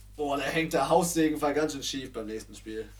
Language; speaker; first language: German; native; German